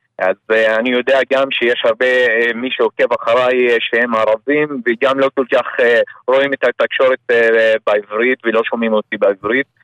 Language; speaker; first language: Hebrew; non-native, local second language; Arabic